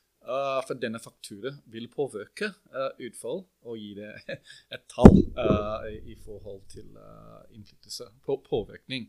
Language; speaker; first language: Norwegian; non-native, fluent; English